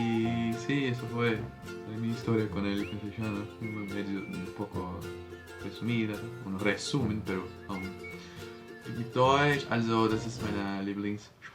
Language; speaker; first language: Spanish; non-native, fluent; Portuguese